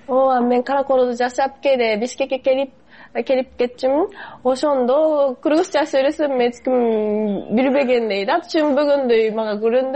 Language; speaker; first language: Kyrgyz; non-native, fluent; Japanese